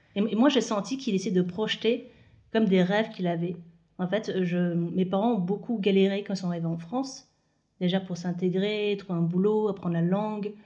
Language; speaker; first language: French; native; French